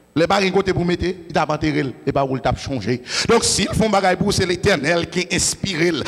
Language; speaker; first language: French; native; French